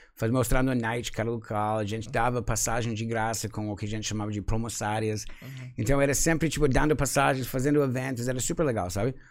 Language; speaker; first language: Portuguese; non-native, fluent; English